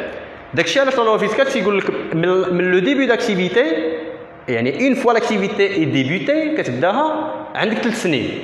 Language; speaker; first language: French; non-native, local second language; Arabic